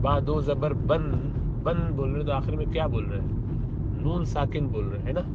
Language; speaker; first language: Urdu; native; Urdu